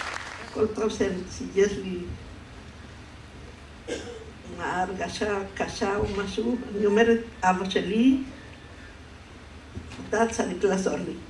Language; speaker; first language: Hebrew; non-native, fluent; Spanish